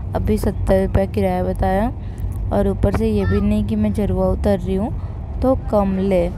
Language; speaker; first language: Hindi; native; Hindi